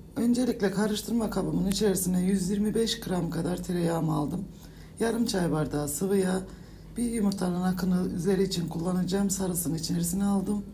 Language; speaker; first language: Turkish; native; Turkish